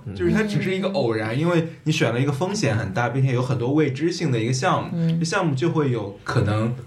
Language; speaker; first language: Chinese; native; Chinese